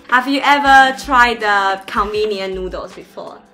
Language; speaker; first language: English; non-native, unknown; Chinese